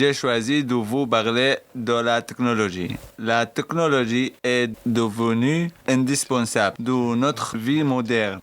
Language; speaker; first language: French; non-native, learner; Arabic